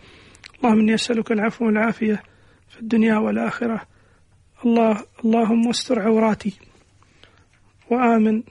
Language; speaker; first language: Arabic; native; Arabic